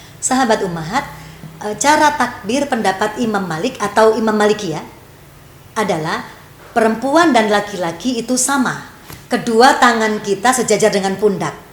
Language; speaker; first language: Indonesian; non-native, local second language; Javanese